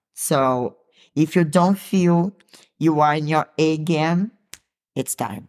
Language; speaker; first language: English; non-native, learner; Portuguese